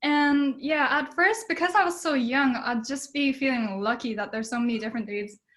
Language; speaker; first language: English; early bilingual, other home language; Japanese